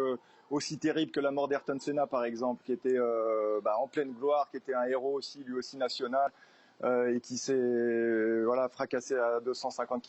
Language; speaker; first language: French; native; French